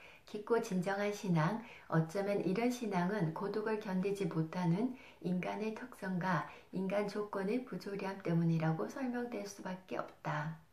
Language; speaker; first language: Korean; native; Korean